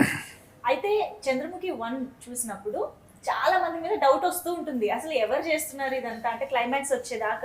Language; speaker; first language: Telugu; native; Telugu